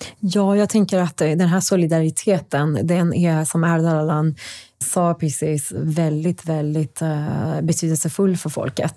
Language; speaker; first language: Swedish; non-native, fluent; Persian